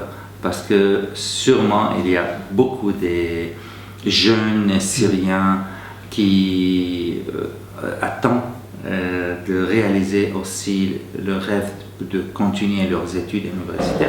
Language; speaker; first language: French; non-native, fluent; Arabic